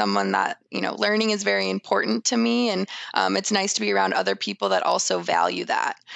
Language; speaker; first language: English; native; English